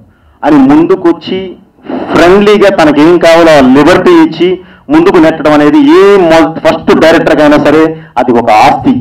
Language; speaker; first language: Telugu; native; Telugu